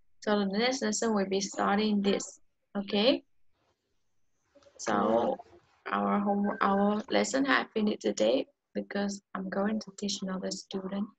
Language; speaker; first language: English; non-native, learner; Vietnamese